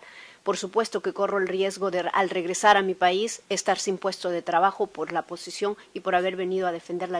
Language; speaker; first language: Spanish; native; Spanish